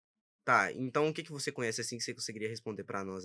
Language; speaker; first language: Portuguese; native; Portuguese